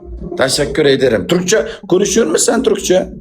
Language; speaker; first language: Turkish; non-native, learner; Uzbek